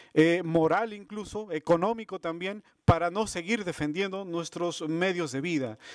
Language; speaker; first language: Spanish; native; Spanish